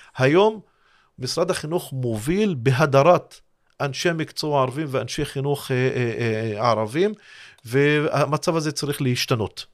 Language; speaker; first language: Hebrew; non-native, local second language; Arabic